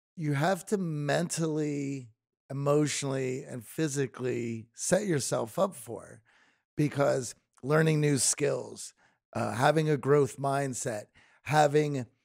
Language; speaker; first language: English; native; English